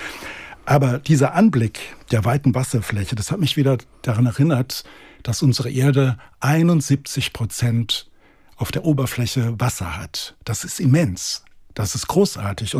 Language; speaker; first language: German; native; German